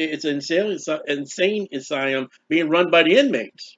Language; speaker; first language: English; native; English